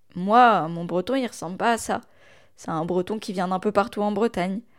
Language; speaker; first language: French; non-native, local second language; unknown